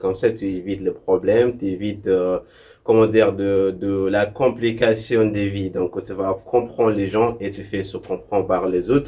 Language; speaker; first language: French; non-native, local second language; Arabic